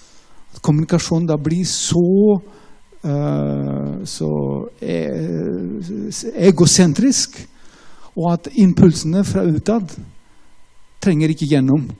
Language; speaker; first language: Norwegian; non-native, fluent; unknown